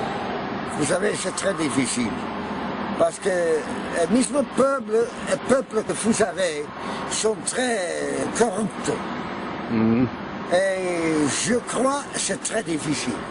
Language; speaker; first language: French; non-native, fluent; Dutch